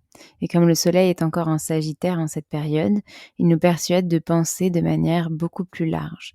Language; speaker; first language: French; native; French